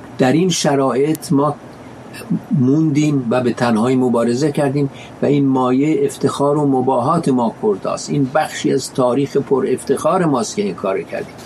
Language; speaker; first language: Persian; non-native, local second language; Kurdish